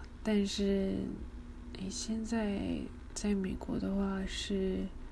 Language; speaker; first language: Chinese; early bilingual, other home language; English